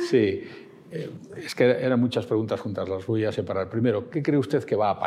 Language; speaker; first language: Spanish; native; Spanish